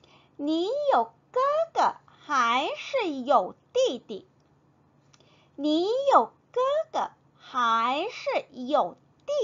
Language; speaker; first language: Chinese; non-native, fluent; Korean